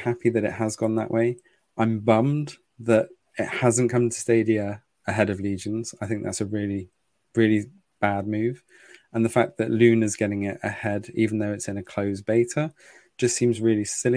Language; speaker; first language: English; native; English